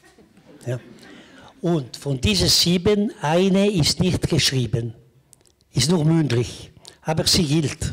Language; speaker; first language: German; non-native, local second language; Italian